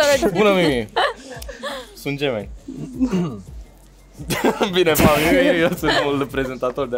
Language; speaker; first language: Romanian; native; Romanian